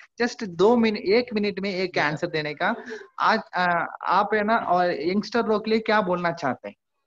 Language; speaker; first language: Hindi; non-native, fluent; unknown